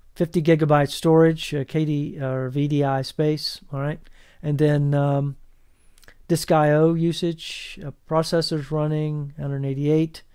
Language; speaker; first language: English; native; English